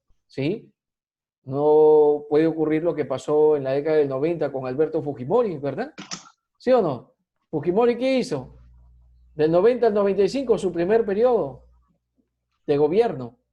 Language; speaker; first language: Spanish; native; Spanish